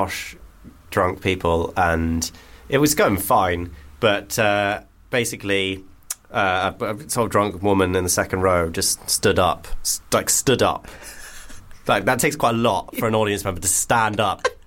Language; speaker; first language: English; native; English